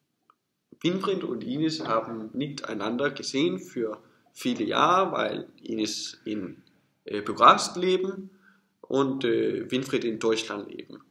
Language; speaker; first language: German; non-native, learner; Danish